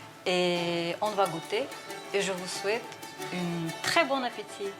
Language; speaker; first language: French; non-native, fluent; Russian